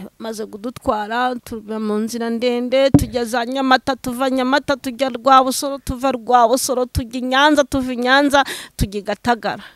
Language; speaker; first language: Kinyarwanda; native; Kinyarwanda